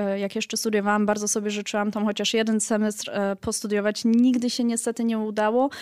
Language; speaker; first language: Polish; early bilingual, heritage; Polish